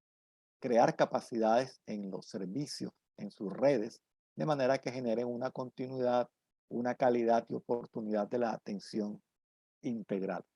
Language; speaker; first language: Spanish; native; Spanish